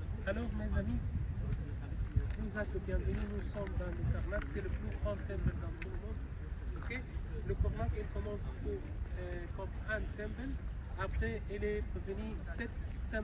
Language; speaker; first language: French; non-native, learner; Arabic